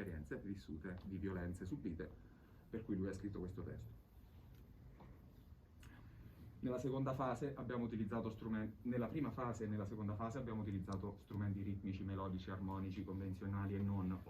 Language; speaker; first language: Italian; native; Italian